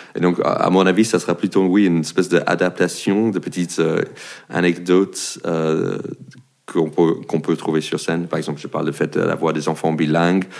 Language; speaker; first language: French; non-native, fluent; English